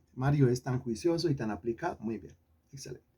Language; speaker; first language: Spanish; native; Spanish